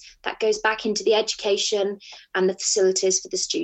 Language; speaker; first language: English; native; English